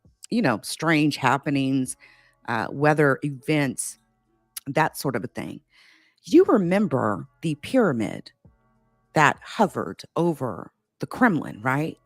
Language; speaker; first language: English; native; English